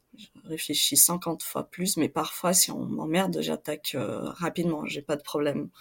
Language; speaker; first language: French; non-native, fluent; Portuguese